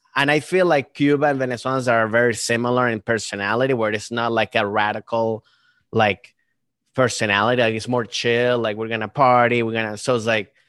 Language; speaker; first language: English; early bilingual, other home language; Spanish